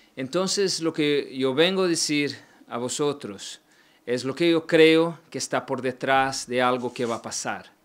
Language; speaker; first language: Spanish; non-native, learner; Portuguese